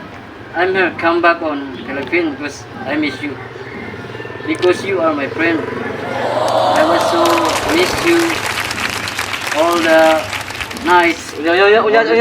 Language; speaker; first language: English; non-native, learner; Cebuano